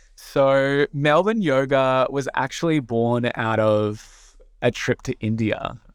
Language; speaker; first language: English; native; English